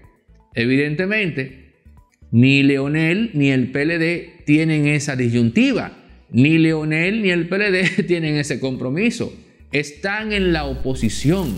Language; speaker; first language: Spanish; native; Spanish